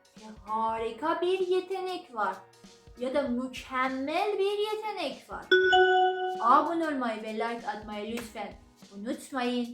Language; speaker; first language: Turkish; non-native, fluent; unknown